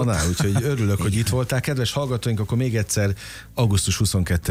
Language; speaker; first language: Hungarian; native; Hungarian